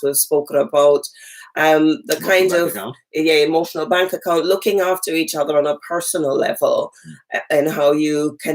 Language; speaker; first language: English; native; English